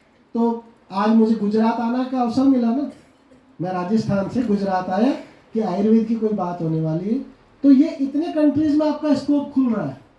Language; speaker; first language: Hindi; native; Hindi